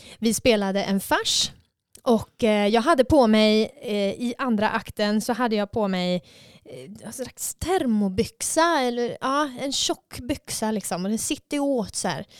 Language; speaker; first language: Swedish; native; Swedish